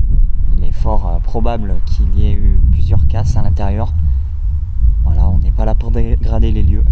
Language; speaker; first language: French; native; French